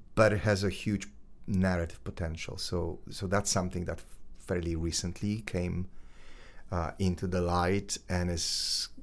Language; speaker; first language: English; non-native, fluent; Polish